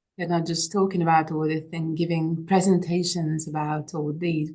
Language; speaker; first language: English; non-native, fluent; Hungarian